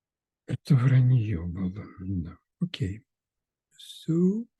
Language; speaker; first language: Russian; native; Russian